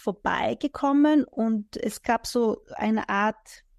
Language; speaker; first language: German; non-native, fluent; Greek